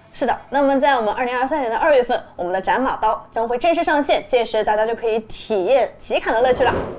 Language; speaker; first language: Chinese; native; Chinese